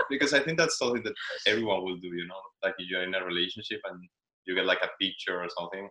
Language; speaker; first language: English; non-native, fluent; Spanish